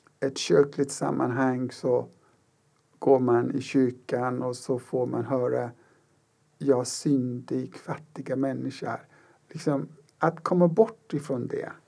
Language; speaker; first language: Swedish; non-native, fluent; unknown